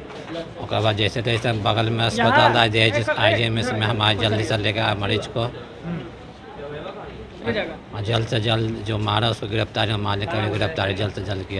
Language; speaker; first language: Hindi; native; Hindi